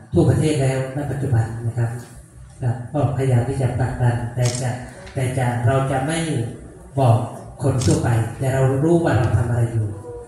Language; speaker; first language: Thai; non-native, local second language; Lao